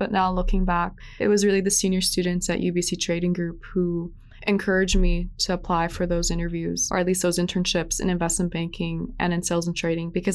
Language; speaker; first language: English; native; English